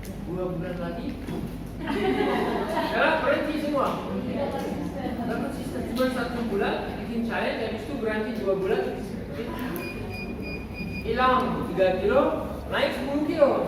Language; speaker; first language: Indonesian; non-native, learner; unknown